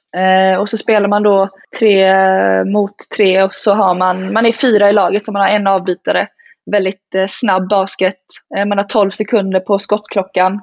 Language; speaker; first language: Swedish; native; Swedish